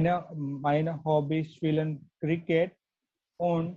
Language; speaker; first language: German; non-native, learner; Gujarati